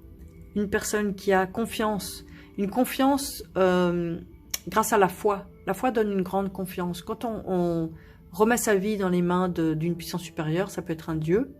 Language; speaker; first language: French; native; French